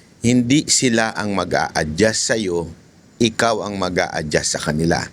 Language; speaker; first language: Filipino; native; Filipino